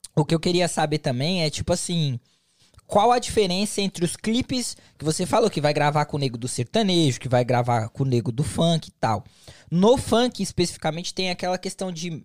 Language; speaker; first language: Portuguese; native; Portuguese